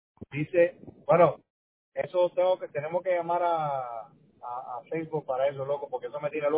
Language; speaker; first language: Spanish; early bilingual, heritage; Spanish